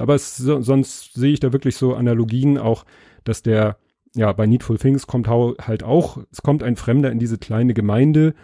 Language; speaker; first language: German; native; German